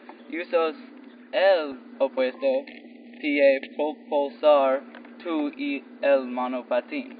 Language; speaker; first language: Spanish; non-native, learner; English